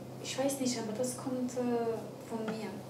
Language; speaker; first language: German; non-native, learner; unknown